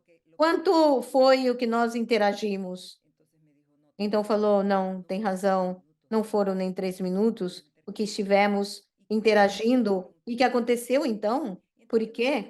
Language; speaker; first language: Portuguese; non-native, fluent; Spanish